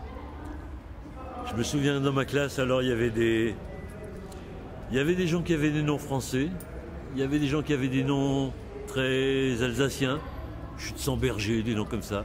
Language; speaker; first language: French; native; French